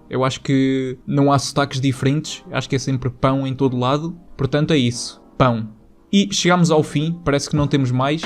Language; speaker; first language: Portuguese; native; Portuguese